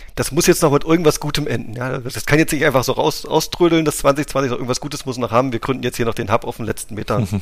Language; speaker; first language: German; native; German